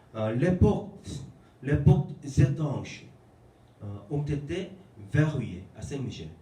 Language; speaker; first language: French; non-native, fluent; Korean